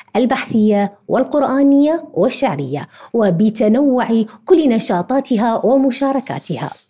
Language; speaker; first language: Arabic; native; Arabic